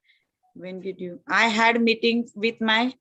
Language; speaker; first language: English; non-native, learner; Marathi